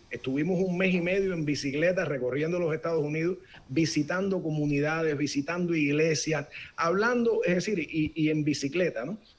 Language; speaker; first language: Spanish; native; Spanish